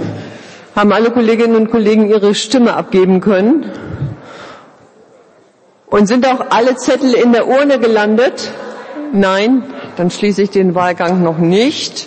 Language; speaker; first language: German; native; German